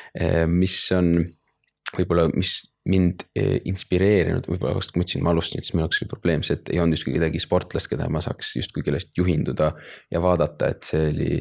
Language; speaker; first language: Estonian; native; Estonian